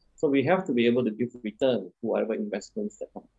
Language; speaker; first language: English; non-native, local second language; Min Nan Chinese